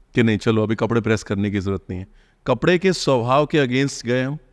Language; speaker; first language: Hindi; native; Hindi